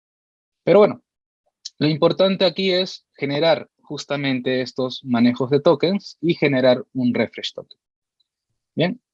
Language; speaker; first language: Spanish; native; Spanish